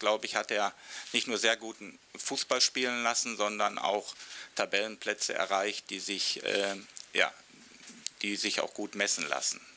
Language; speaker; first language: German; native; German